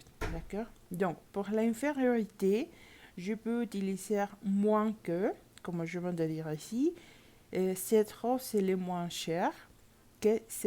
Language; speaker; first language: French; non-native, learner; Spanish